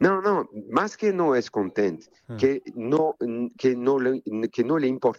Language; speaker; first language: Spanish; non-native, fluent; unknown